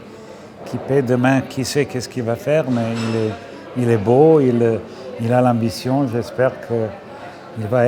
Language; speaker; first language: French; non-native, fluent; Serbian